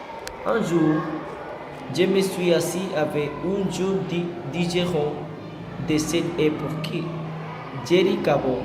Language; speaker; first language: French; non-native, learner; Spanish